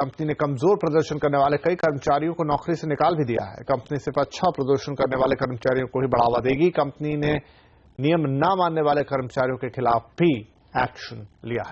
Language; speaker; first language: Hindi; native; Hindi